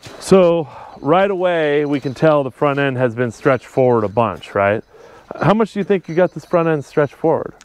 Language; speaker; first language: English; native; English